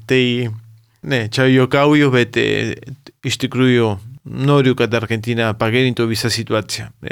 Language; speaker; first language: Lithuanian; early bilingual, heritage; Lithuanian